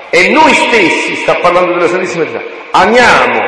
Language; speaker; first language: Italian; native; Italian